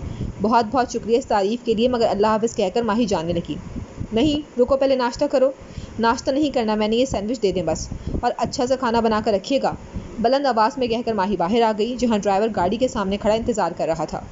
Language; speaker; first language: Urdu; native; Urdu